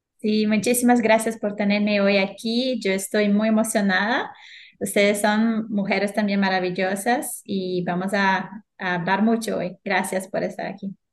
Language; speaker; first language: Spanish; non-native, fluent; Portuguese